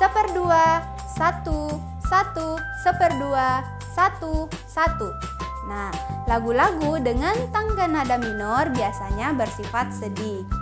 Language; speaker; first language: Indonesian; native; Indonesian